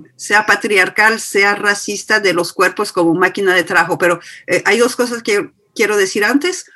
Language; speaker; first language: Spanish; non-native, fluent; French